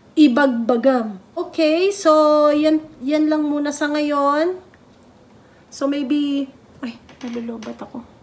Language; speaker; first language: Filipino; native; Filipino